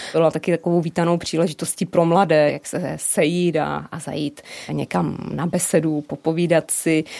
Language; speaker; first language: Czech; native; Czech